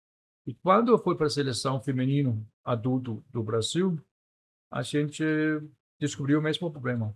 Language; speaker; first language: Portuguese; non-native, fluent; Danish